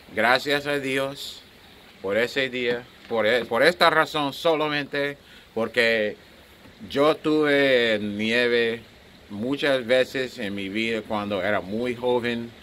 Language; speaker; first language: Spanish; non-native, learner; English